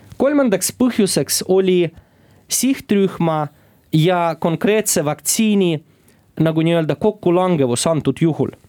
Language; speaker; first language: Estonian; non-native, local second language; Russian